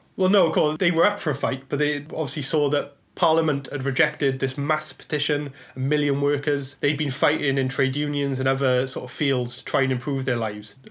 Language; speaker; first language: English; native; English